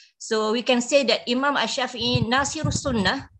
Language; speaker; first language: English; non-native, local second language; Malay